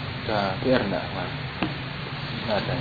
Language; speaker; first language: Arabic; non-native, fluent; Indonesian